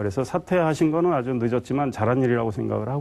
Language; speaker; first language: Korean; native; Korean